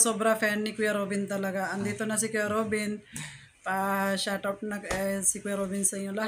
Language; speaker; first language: Filipino; non-native, learner; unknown